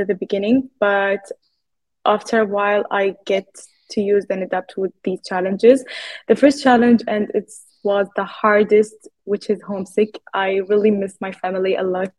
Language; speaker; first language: English; non-native, fluent; Arabic